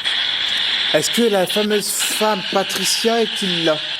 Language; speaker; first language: French; native; French